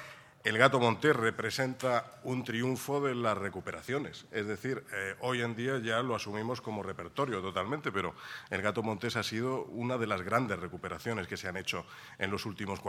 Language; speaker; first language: Spanish; native; Spanish